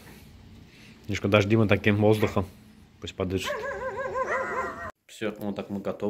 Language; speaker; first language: Russian; non-native, local second language; Azerbaijani